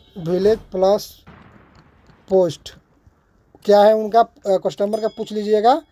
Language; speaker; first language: Hindi; native; Hindi